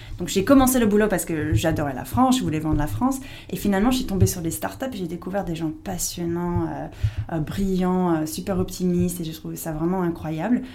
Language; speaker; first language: French; non-native, fluent; English